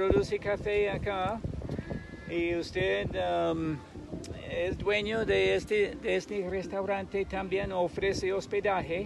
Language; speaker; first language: Spanish; non-native, fluent; English